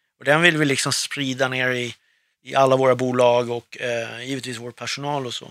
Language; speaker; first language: Swedish; early bilingual, other home language; Arabic